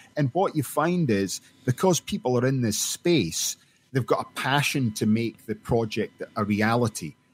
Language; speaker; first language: English; native; English